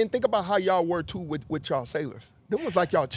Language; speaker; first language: English; native; English